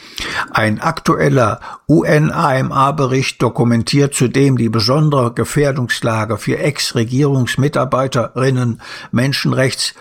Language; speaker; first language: German; native; German